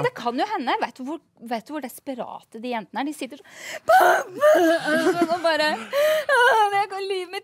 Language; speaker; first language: Norwegian; native; Norwegian